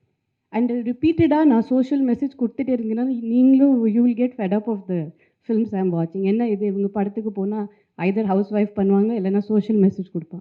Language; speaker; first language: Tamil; non-native, fluent; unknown